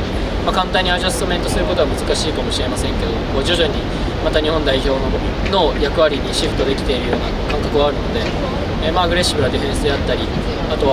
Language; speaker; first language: Japanese; native; Japanese